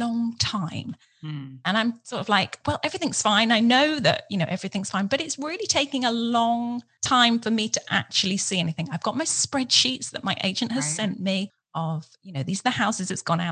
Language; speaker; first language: English; native; English